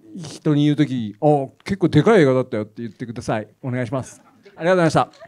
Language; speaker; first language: Japanese; native; Japanese